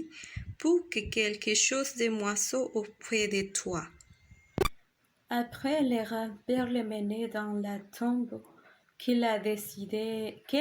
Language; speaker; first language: French; non-native, learner; Spanish